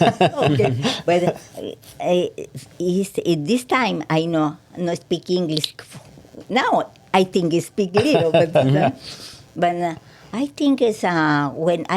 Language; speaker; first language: English; non-native, learner; Spanish